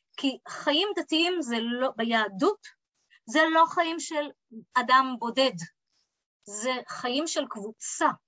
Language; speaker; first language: Hebrew; early bilingual, other home language; English